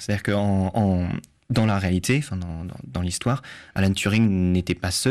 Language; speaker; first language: French; native; French